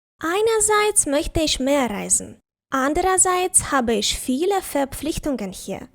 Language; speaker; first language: German; non-native, fluent; Ukrainian